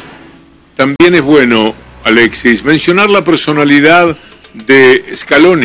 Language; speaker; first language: Spanish; native; Spanish